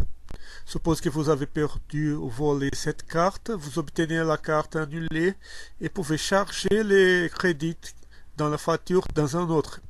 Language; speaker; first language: French; non-native, learner; Portuguese